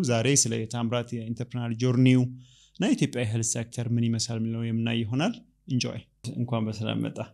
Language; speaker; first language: Amharic; native; Amharic